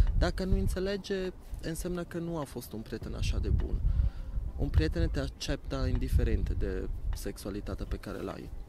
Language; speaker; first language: Romanian; non-native, fluent; Italian